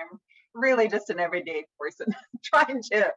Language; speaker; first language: English; non-native, fluent; German